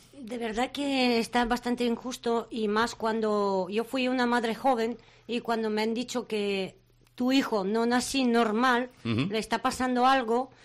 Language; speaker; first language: Spanish; non-native, fluent; Bulgarian